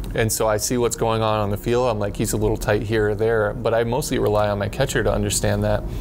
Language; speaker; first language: English; native; English